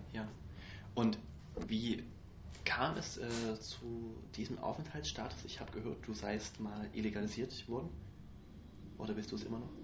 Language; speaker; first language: German; native; German